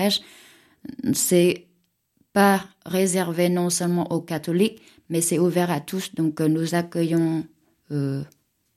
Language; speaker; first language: French; non-native, fluent; Vietnamese